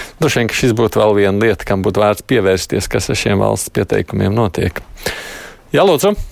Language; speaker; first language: Latvian; native; Latvian